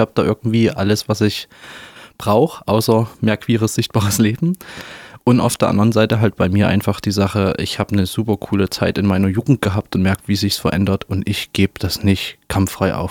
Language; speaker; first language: German; native; German